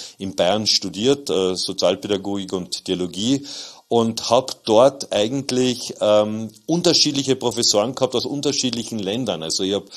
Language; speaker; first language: German; native; German